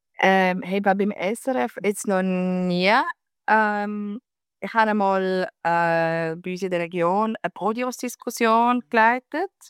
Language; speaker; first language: German; native; German